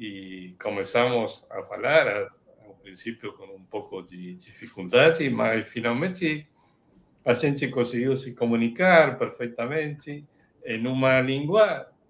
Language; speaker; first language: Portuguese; non-native, fluent; Spanish